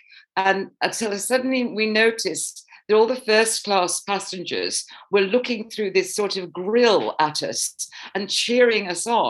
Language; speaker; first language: English; native; English